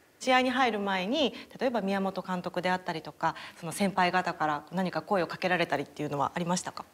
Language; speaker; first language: Japanese; native; Japanese